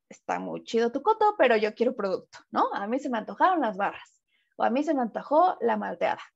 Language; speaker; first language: Spanish; native; Spanish